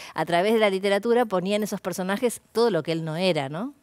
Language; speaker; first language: Spanish; native; Spanish